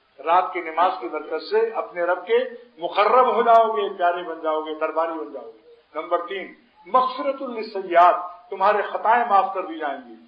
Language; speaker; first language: Urdu; native; Urdu